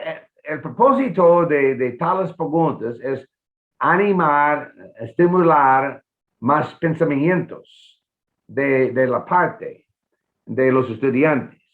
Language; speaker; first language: Spanish; non-native, fluent; English